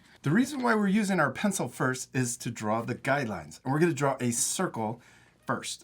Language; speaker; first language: English; native; English